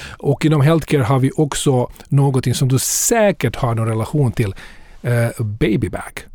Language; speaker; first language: Swedish; non-native, fluent; Bosnian